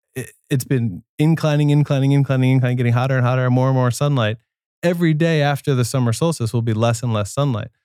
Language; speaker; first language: English; native; English